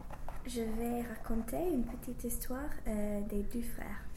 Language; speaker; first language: French; non-native, learner; English